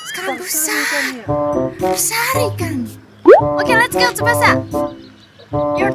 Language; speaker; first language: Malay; non-native, learner; Japanese